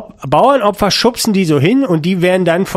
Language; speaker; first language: German; native; German